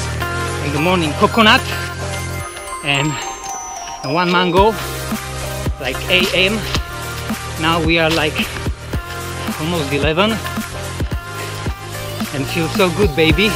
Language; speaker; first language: English; non-native, fluent; Slovak